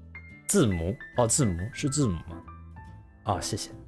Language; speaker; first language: Chinese; non-native, learner; English